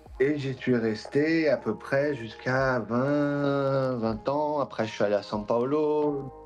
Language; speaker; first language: French; early bilingual, other home language; Portuguese